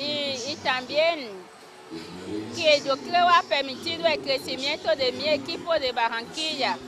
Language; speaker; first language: Spanish; non-native, fluent; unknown